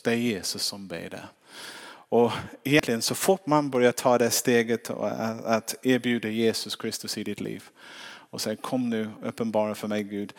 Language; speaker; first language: Swedish; non-native, fluent; English